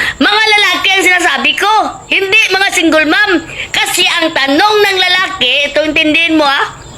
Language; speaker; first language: Filipino; non-native, local second language; Hiligaynon